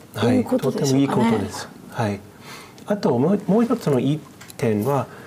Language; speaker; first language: Japanese; non-native, fluent; English